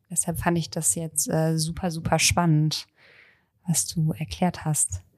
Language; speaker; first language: German; native; German